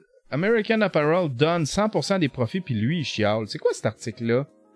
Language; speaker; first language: French; native; French